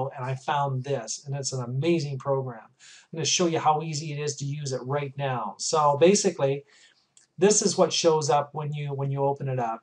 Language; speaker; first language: English; native; English